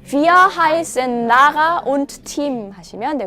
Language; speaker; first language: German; non-native, fluent; Korean